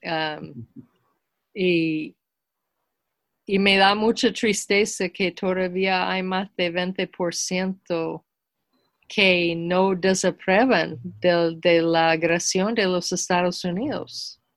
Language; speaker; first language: Spanish; non-native, fluent; English